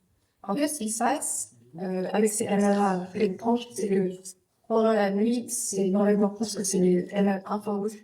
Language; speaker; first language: French; non-native, fluent; Vietnamese